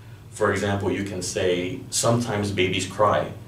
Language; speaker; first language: English; early bilingual, other home language; Spanish